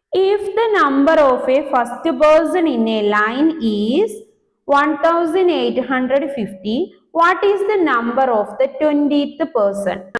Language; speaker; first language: English; non-native, local second language; Malayalam